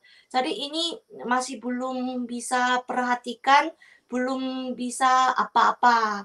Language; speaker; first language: Indonesian; non-native, fluent; Korean